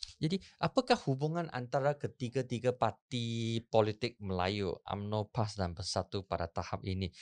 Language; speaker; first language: Malay; non-native, local second language; Chinese